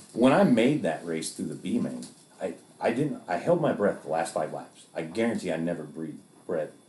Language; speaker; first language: English; native; English